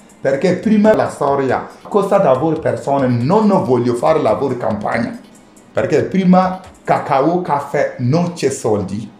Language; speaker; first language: Italian; non-native, learner; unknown